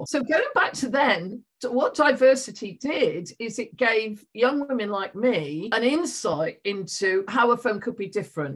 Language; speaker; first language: English; native; English